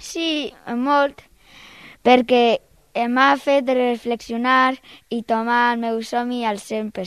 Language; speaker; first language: Catalan; early bilingual, other home language; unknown